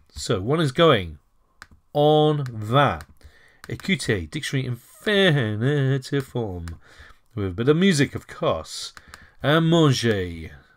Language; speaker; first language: English; native; English